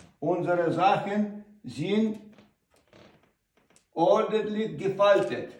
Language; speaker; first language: German; non-native, learner; Ukrainian